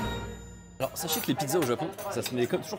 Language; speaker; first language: French; native; French